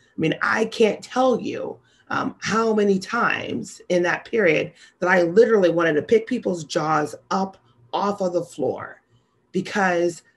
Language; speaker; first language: English; native; English